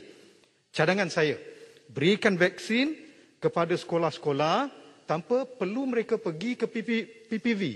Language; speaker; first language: Malay; native; Malay